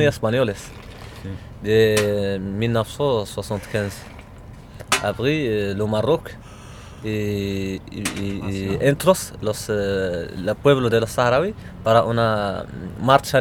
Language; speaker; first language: Spanish; non-native, local second language; Arabic